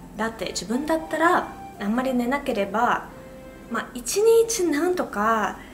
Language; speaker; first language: Japanese; non-native, fluent; Russian